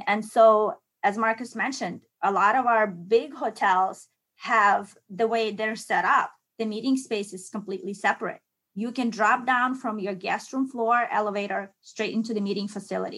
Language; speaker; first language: English; non-native, fluent; Ukrainian